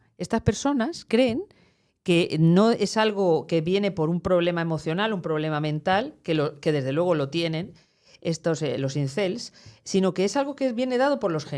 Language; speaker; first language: Spanish; native; Spanish